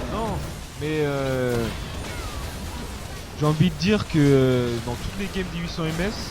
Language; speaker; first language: French; native; French